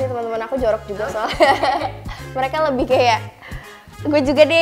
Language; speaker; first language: Indonesian; native; Indonesian